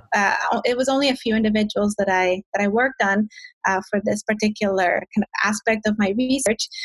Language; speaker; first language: English; non-native, fluent; Spanish